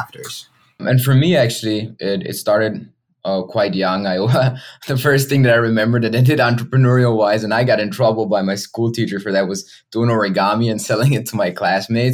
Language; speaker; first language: English; non-native, fluent; German